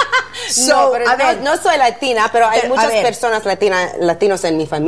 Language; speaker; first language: Spanish; non-native, learner; English